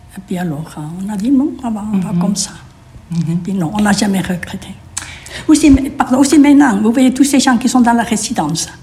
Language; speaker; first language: French; non-native, fluent; Spanish